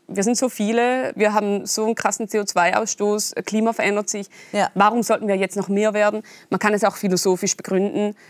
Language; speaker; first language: German; native; German